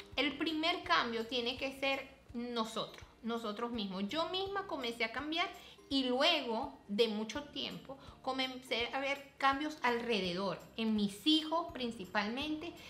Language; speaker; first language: Spanish; native; Spanish